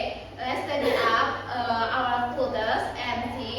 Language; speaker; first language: English; non-native, learner; Indonesian